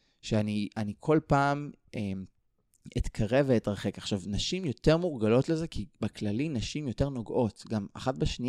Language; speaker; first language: Hebrew; native; Hebrew